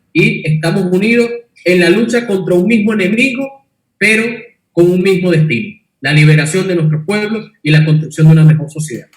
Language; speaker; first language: Spanish; native; Spanish